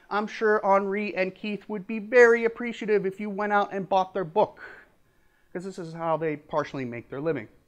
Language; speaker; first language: English; native; English